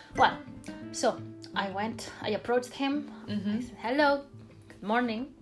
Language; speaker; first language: English; non-native, fluent; Spanish